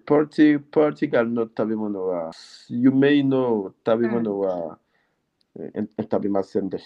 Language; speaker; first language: Japanese; non-native, learner; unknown